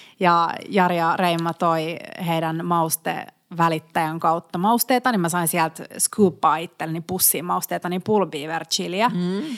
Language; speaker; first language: Finnish; native; Finnish